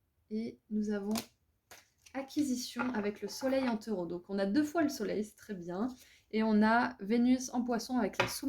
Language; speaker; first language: French; native; French